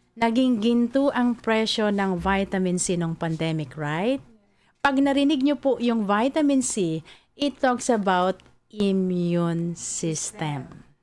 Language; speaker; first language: Filipino; native; Filipino